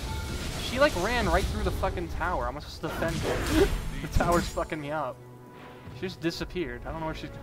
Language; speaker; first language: English; native; English